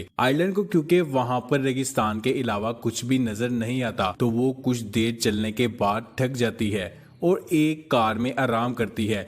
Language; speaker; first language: Hindi; native; Hindi